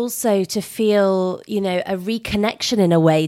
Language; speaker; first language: English; native; English